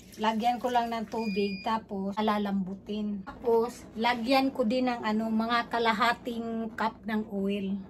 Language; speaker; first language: Filipino; non-native, local second language; Cebuano